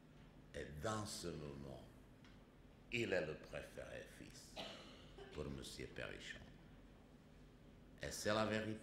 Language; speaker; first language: French; non-native, fluent; Czech